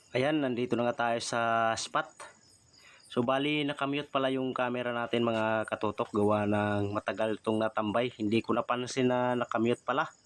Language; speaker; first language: Filipino; non-native, local second language; Cebuano